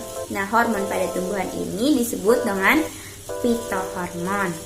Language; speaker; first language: Indonesian; non-native, local second language; Banjar